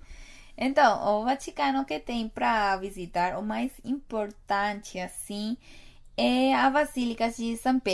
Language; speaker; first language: Portuguese; non-native, fluent; Spanish